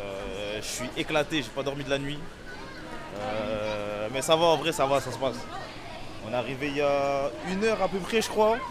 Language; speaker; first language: French; native; French